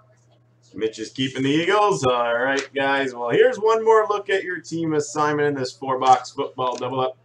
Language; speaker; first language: English; native; English